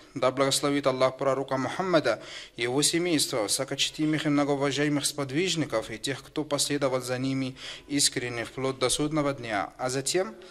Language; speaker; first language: Russian; non-native, fluent; Arabic